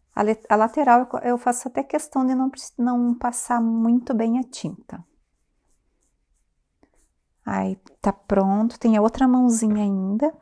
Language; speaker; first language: Portuguese; native; Portuguese